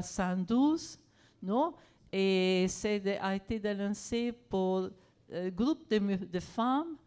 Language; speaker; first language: French; non-native, fluent; Italian